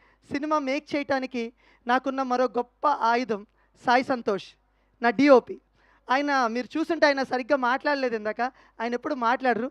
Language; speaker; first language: Telugu; native; Telugu